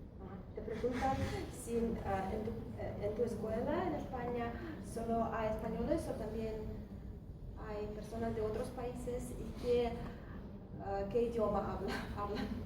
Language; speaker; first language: Spanish; non-native, learner; Russian